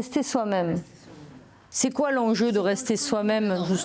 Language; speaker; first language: French; native; French